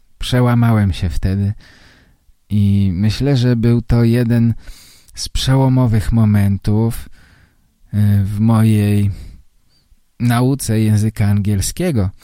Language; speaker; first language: Polish; native; Polish